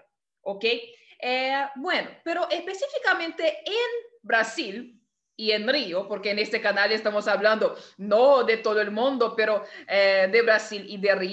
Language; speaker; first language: Spanish; non-native, fluent; Portuguese